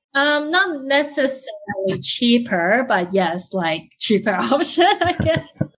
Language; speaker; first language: English; early bilingual, other home language; Chinese